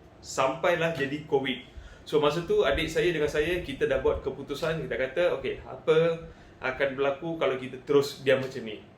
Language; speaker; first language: Malay; non-native, local second language; Tamil